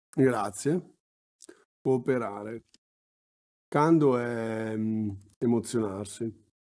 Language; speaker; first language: Italian; native; Italian